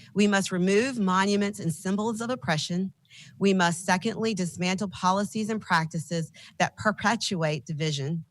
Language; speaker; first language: English; native; English